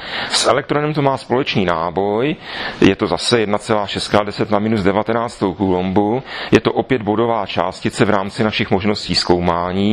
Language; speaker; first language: Czech; native; Czech